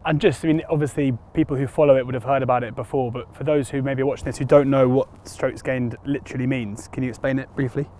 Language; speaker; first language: English; native; English